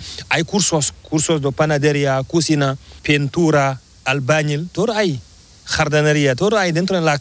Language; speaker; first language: Spanish; non-native, learner; Fula